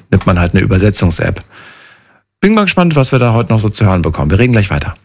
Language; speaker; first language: German; native; German